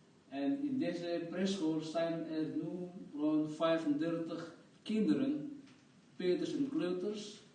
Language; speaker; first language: Dutch; non-native, fluent; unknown